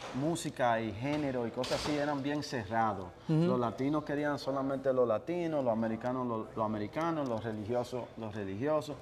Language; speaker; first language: Spanish; early bilingual, heritage; Spanish